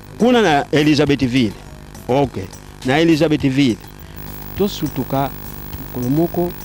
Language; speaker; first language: Lingala; non-native, local second language; Kongo